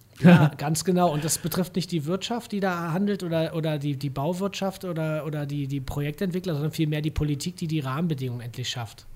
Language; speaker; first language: German; native; German